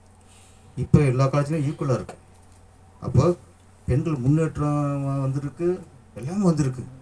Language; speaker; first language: Tamil; native; Tamil